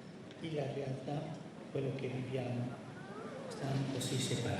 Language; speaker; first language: Italian; early bilingual, heritage; Spanish